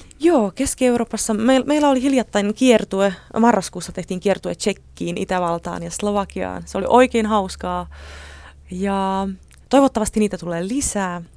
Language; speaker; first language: Finnish; non-native, fluent; Czech